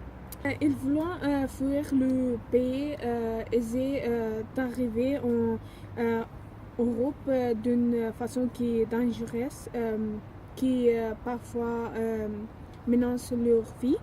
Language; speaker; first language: French; non-native, learner; Dutch